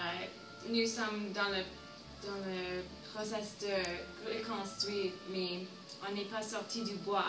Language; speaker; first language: French; non-native, learner; English